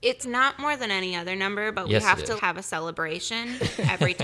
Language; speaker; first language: English; native; English